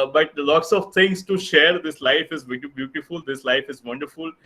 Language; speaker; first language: English; non-native, local second language; Gujarati